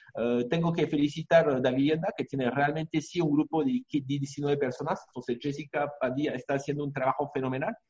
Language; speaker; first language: Spanish; non-native, fluent; French